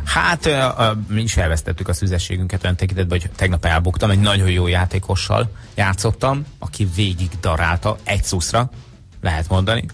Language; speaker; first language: Hungarian; native; Hungarian